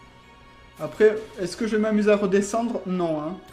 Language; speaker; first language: French; native; French